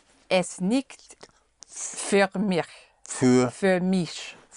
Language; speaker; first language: German; non-native, learner; English